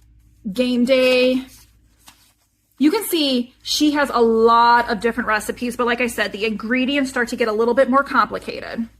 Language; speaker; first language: English; native; English